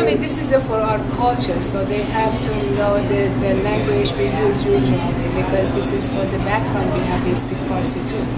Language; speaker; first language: English; non-native, learner; Persian